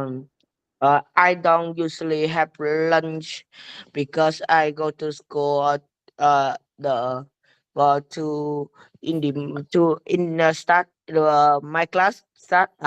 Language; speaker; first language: English; non-native, learner; Vietnamese